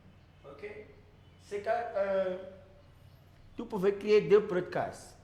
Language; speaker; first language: French; non-native, learner; Portuguese